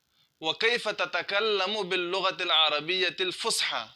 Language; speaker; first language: Arabic; non-native, fluent; Urdu